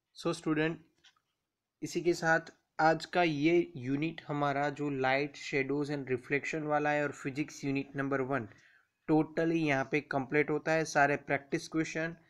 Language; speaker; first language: Hindi; non-native, local second language; Gujarati